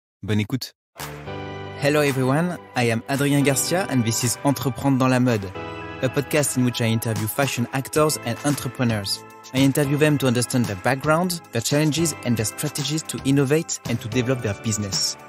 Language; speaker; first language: English; non-native, fluent; French